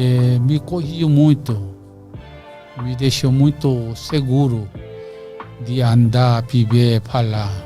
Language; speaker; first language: Portuguese; non-native, learner; Korean